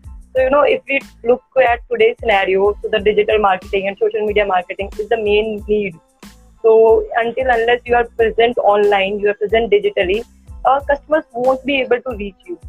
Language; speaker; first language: English; non-native, local second language; Hindi